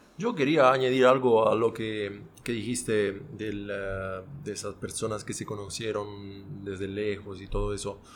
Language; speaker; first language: Spanish; non-native, fluent; Italian